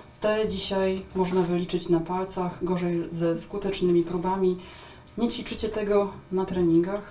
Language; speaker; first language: Polish; native; Polish